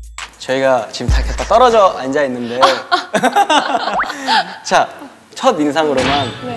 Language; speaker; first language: Korean; native; Korean